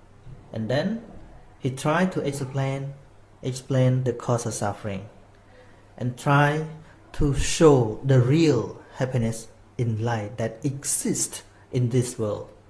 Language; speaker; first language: English; non-native, fluent; Khmer